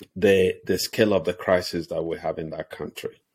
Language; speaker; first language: English; non-native, local second language; Igbo